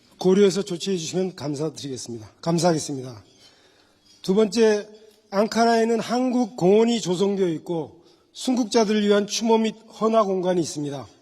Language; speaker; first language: Korean; native; Korean